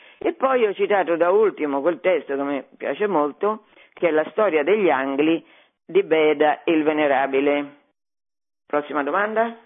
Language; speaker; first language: Italian; native; Italian